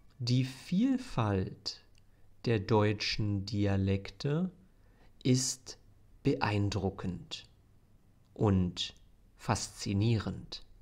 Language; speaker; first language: German; native; German